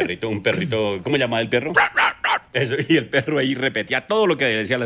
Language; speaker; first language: Spanish; native; Spanish